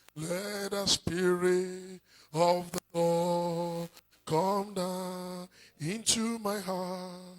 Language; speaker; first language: English; non-native, local second language; Yoruba